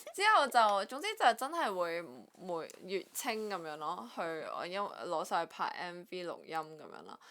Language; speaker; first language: Cantonese; native; Cantonese